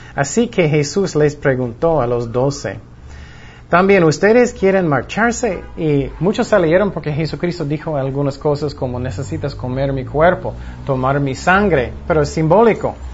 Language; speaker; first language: Spanish; non-native, fluent; English